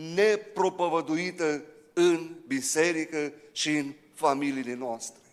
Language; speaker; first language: Romanian; early bilingual, heritage; Romanian